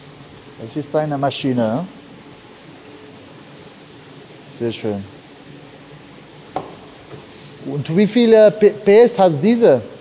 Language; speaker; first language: German; non-native, learner; Bosnian